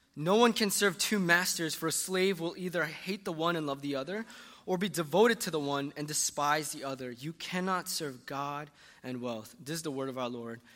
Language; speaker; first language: English; early bilingual, other home language; Korean